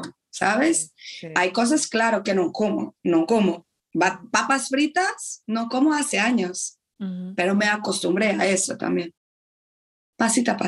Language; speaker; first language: Spanish; non-native, fluent; Portuguese